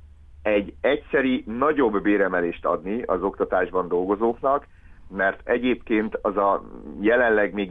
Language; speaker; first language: Hungarian; native; Hungarian